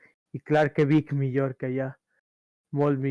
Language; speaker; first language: Catalan; early bilingual, other home language; Urdu